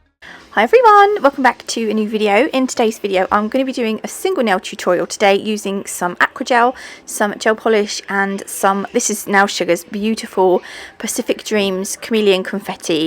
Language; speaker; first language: English; native; English